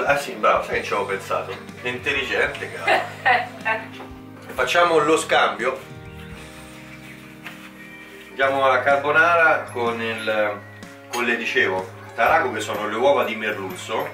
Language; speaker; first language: Italian; native; Italian